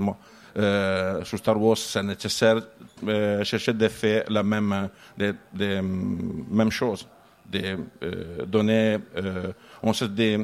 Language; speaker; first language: French; non-native, learner; Italian